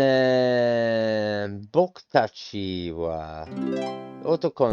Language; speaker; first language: Japanese; non-native, learner; English